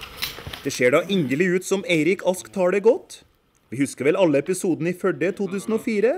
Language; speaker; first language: Norwegian; native; Norwegian